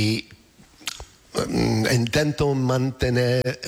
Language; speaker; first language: Spanish; non-native, learner; English